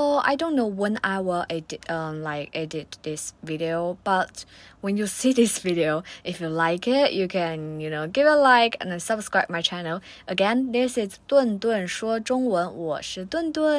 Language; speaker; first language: English; non-native, fluent; Chinese